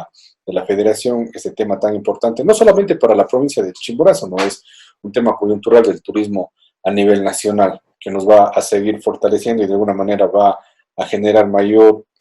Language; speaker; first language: Spanish; native; Spanish